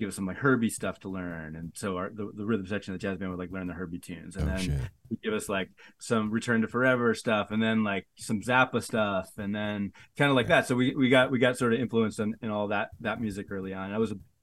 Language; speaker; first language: English; native; English